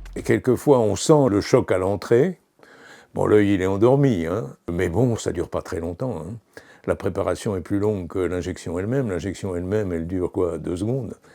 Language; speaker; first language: French; native; French